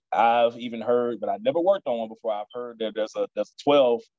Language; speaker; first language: English; native; English